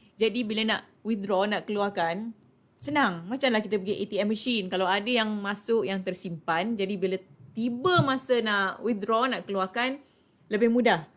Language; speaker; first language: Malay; native; Malay